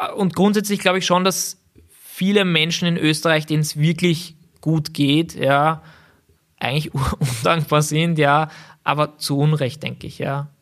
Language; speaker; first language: German; native; German